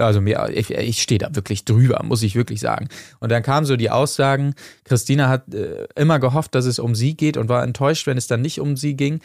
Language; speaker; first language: German; native; German